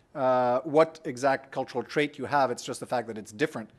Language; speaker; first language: English; non-native, fluent; French